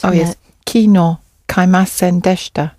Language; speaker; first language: Japanese; non-native, learner; English